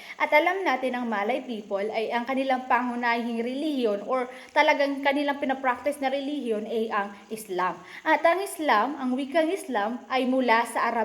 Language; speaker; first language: Filipino; early bilingual, other home language; Maranao